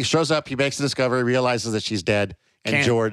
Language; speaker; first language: English; native; English